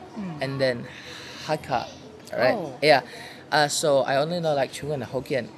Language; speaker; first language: English; non-native, fluent; Indonesian